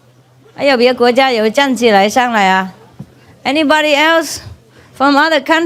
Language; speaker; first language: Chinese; non-native, fluent; Vietnamese